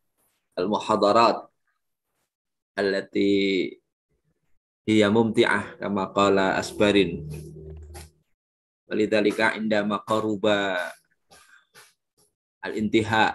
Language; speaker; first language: Arabic; non-native, fluent; Indonesian